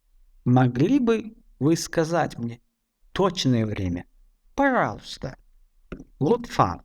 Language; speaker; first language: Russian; non-native, fluent; Tajik